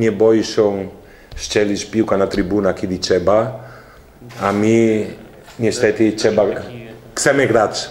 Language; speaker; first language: Polish; non-native, learner; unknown